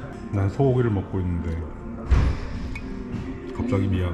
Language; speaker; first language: Korean; native; Korean